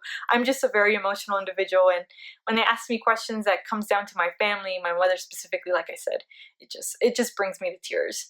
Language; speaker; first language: English; early bilingual, other home language; Spanish